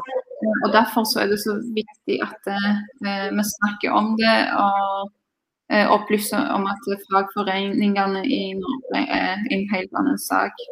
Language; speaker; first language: Norwegian; non-native, fluent; Polish